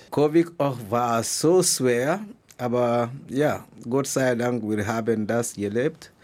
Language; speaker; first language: German; non-native, learner; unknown